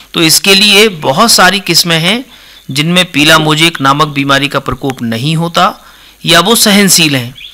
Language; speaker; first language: Hindi; native; Hindi